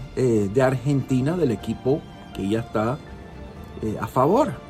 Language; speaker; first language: Spanish; early bilingual, heritage; Spanish